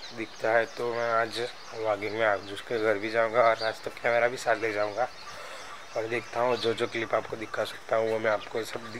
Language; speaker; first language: Hindi; non-native, local second language; Gujarati